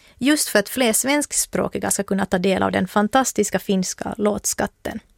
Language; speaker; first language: Swedish; native; Swedish